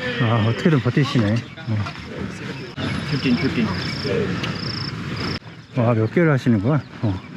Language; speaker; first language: Korean; native; Korean